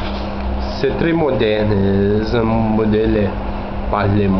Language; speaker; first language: French; non-native, learner; Portuguese